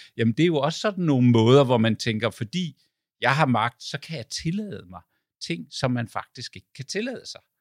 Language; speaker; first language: Danish; native; Danish